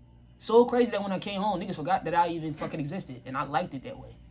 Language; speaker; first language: English; native; English